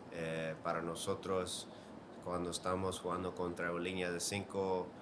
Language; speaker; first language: Spanish; early bilingual, heritage; Spanish